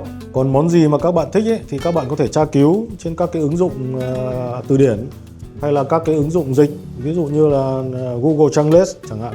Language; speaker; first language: Vietnamese; native; Vietnamese